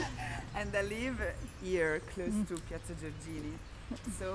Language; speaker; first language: English; non-native, learner; Italian